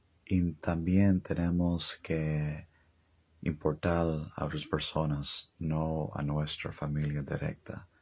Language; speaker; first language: Spanish; early bilingual, heritage; English